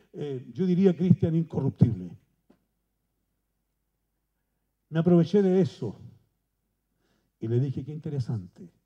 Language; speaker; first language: Spanish; native; Spanish